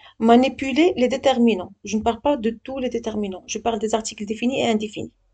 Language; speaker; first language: French; non-native, local second language; Arabic